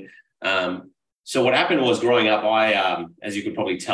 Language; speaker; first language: English; non-native, local second language; Urdu